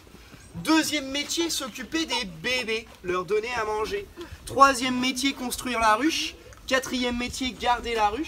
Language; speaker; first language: French; native; French